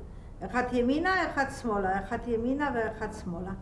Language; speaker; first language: Hebrew; non-native, fluent; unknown